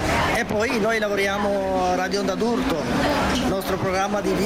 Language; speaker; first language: Italian; non-native, learner; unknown